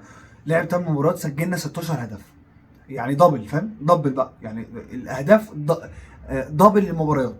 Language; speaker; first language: Arabic; native; Arabic